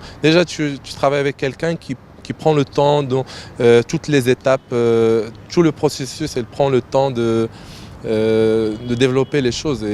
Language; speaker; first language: French; non-native, local second language; Arabic